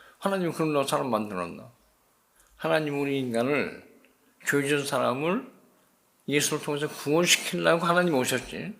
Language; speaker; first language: Korean; native; Korean